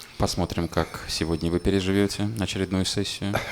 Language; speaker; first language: Russian; native; Russian